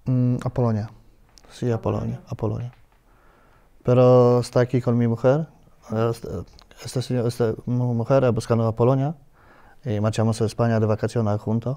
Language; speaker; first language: Spanish; non-native, learner; Polish